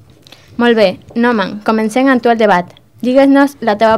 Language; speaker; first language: Catalan; non-native, learner; Spanish